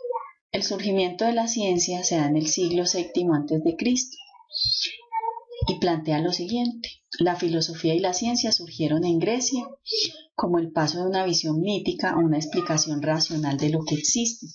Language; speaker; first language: Spanish; native; Spanish